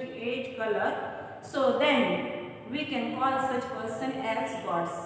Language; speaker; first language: English; non-native, local second language; Kannada